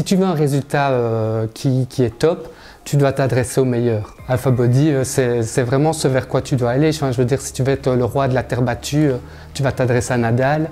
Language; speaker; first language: French; native; French